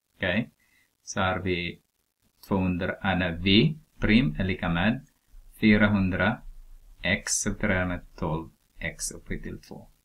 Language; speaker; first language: Swedish; non-native, fluent; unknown